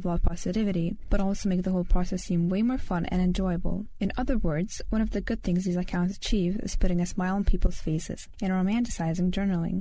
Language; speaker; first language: English; non-native, fluent; Lithuanian